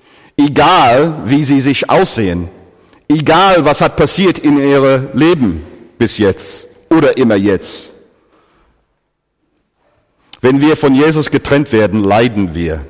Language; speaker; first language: German; non-native, fluent; English